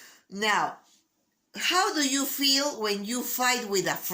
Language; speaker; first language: English; non-native, learner; Spanish